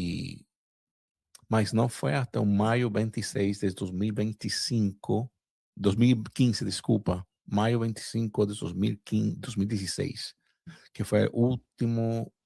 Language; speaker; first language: Portuguese; non-native, fluent; Spanish